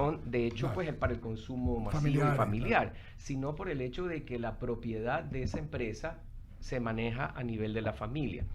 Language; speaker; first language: Spanish; native; Spanish